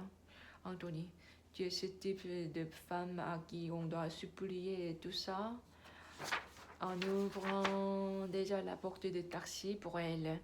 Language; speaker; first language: French; non-native, learner; Korean